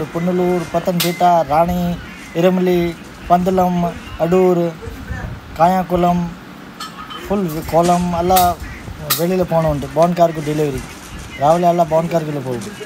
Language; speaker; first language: Malayalam; non-native, local second language; Hindi